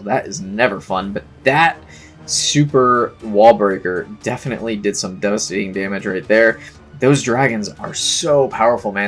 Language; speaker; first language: English; native; English